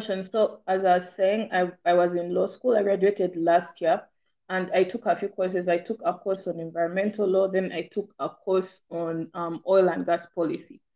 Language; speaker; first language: English; non-native, local second language; Ganda